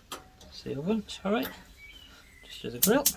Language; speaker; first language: English; native; English